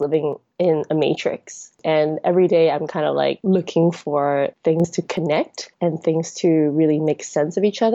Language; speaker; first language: English; non-native, local second language; Cantonese